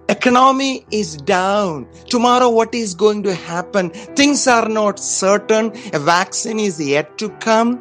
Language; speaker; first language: English; non-native, local second language; Malayalam